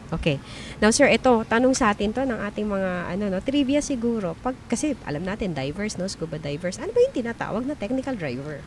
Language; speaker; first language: Filipino; native; Filipino